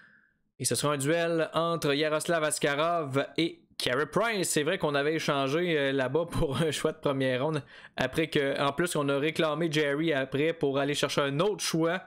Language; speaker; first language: French; native; French